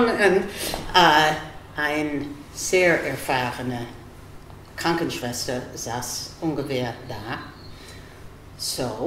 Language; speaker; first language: German; non-native, fluent; English